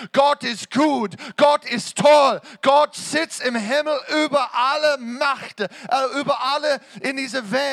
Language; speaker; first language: German; non-native, fluent; English